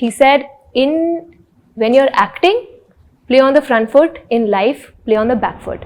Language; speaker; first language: English; non-native, local second language; Hindi